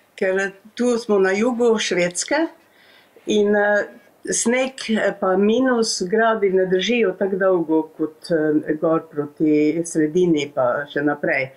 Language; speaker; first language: Slovenian; native; Slovenian